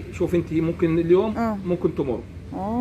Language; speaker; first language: Arabic; non-native, learner; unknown